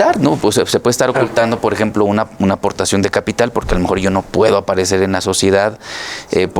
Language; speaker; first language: Spanish; native; Spanish